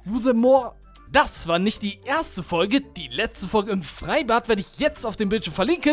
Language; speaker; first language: German; native; German